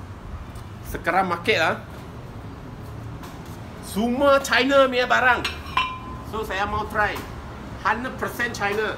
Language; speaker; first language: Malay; non-native, local second language; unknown